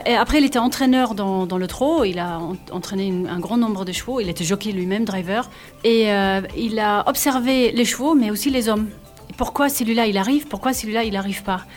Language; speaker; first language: French; non-native, fluent; German